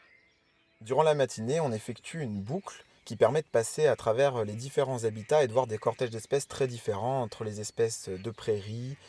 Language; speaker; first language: French; native; French